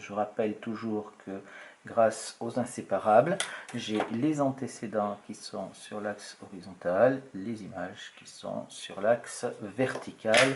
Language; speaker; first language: French; native; French